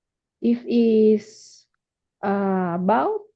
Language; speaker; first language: English; non-native, learner; Spanish